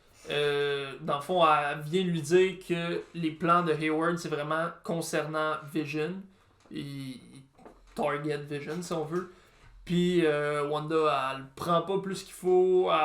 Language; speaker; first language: French; native; French